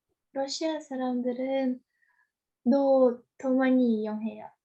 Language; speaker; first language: Korean; non-native, learner; Russian